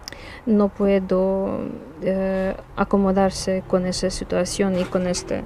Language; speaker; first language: Spanish; non-native, learner; Ukrainian